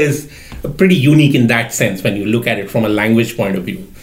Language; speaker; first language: English; non-native, local second language; Bangla